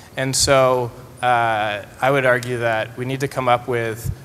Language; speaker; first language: English; native; English